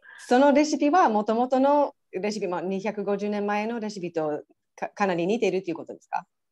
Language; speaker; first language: Japanese; non-native, fluent; English